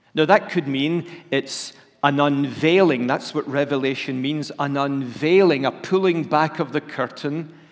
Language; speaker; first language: English; native; English